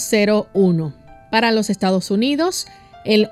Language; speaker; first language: Spanish; native; Spanish